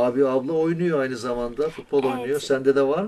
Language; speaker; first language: Turkish; native; Turkish